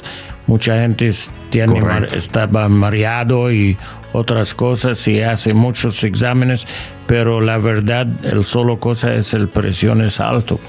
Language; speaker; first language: Spanish; non-native, learner; English